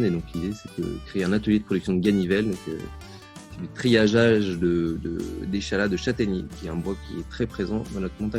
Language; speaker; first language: French; native; French